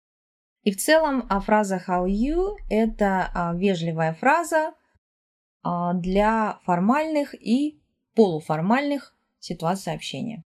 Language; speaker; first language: Russian; native; Russian